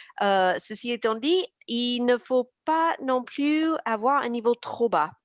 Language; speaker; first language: French; native; French